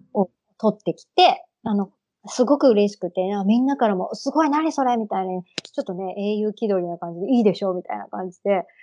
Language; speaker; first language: Japanese; native; Japanese